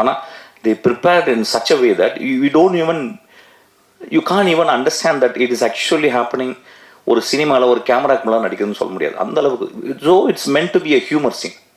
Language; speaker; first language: Tamil; native; Tamil